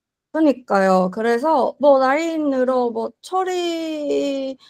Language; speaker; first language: Korean; non-native, learner; Chinese